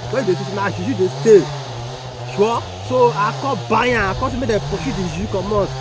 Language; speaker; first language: Nigerian Pidgin; native; Nigerian Pidgin